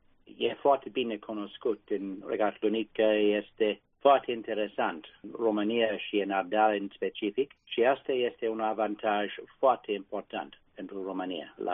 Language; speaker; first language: Romanian; non-native, fluent; English